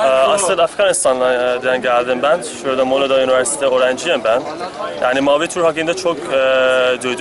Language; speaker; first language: Turkish; non-native, fluent; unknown